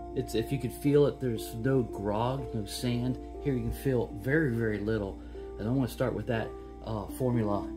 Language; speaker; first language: English; native; English